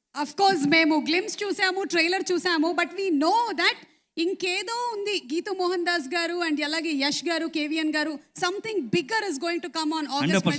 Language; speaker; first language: Telugu; native; Telugu